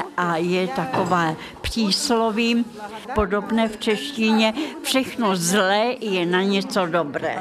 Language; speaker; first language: Czech; non-native, fluent; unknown